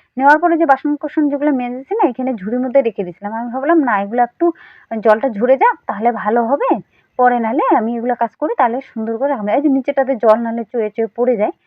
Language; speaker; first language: Bangla; non-native, local second language; Rangpuri